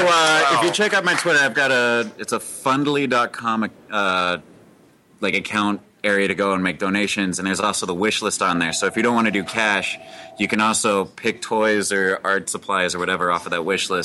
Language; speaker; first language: English; native; English